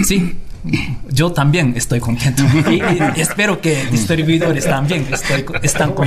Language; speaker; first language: Spanish; non-native, learner; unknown